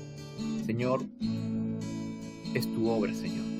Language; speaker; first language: Spanish; native; Spanish